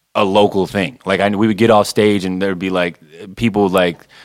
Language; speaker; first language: English; native; English